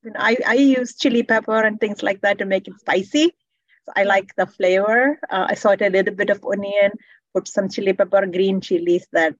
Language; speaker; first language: English; non-native, local second language; Malayalam